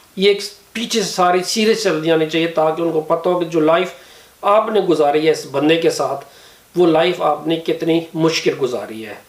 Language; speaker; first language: Urdu; non-native, local second language; Punjabi